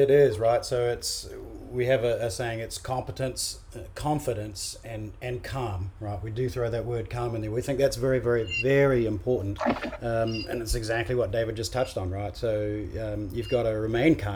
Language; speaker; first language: English; native; English